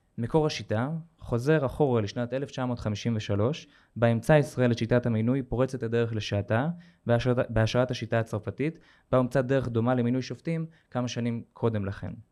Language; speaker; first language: Hebrew; native; Hebrew